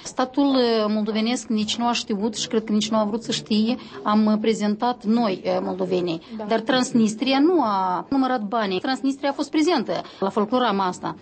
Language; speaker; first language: Romanian; native; Romanian